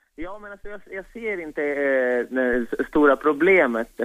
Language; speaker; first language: Swedish; non-native, fluent; Italian